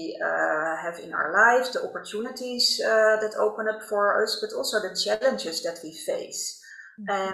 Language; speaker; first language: English; non-native, fluent; Dutch